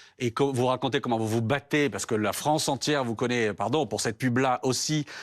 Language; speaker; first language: French; native; French